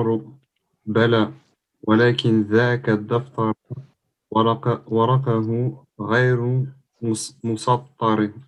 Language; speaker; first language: Arabic; non-native, learner; French